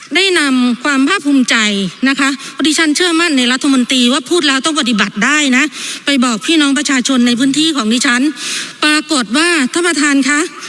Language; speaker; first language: Thai; native; Thai